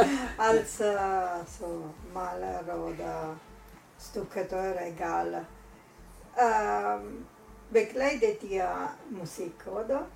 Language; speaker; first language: German; non-native, learner; Italian